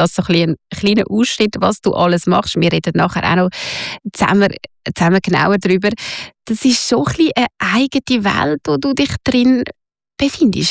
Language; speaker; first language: German; native; German